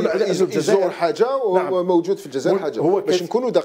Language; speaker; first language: Arabic; native; Arabic